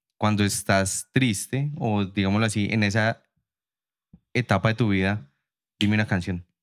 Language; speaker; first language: Spanish; native; Spanish